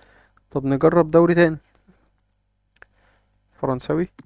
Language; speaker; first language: Arabic; native; Arabic